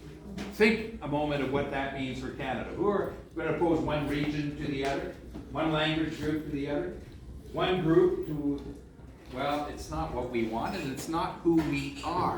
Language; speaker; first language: English; non-native, local second language; French